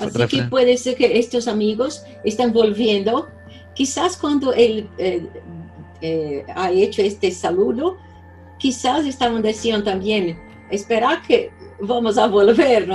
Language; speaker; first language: Spanish; non-native, fluent; Portuguese